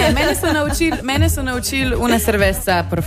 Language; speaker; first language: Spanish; non-native, learner; Slovenian